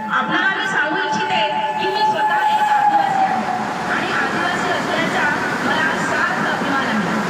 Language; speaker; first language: Marathi; non-native, local second language; Gondi